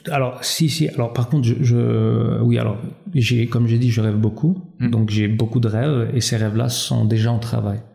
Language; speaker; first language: French; early bilingual, other home language; Albanian